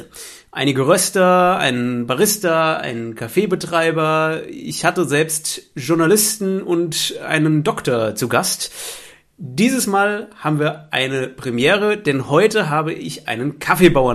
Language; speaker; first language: German; native; German